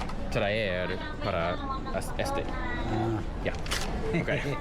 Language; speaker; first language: Spanish; non-native, learner; English